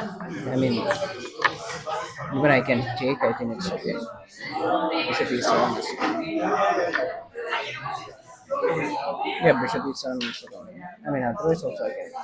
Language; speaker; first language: English; non-native, fluent; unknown